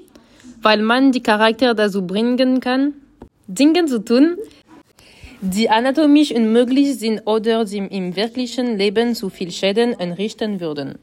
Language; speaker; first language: German; non-native, learner; French